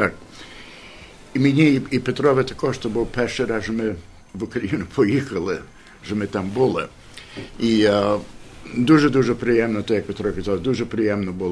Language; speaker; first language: Ukrainian; early bilingual, heritage; Ukrainian